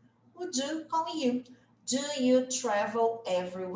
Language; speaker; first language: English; non-native, fluent; Portuguese